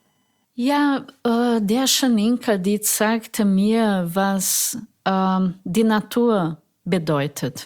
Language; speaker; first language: German; non-native, fluent; Portuguese